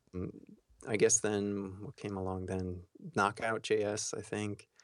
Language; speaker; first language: English; early bilingual, heritage; German